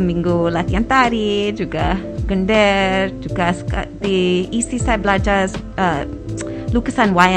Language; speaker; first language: Indonesian; non-native, fluent; English